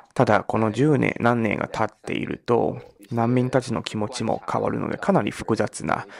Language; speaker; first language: Japanese; non-native, fluent; Malay